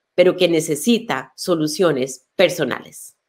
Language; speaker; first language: Spanish; native; Spanish